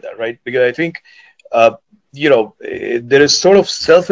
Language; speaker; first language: English; non-native, local second language; Hindi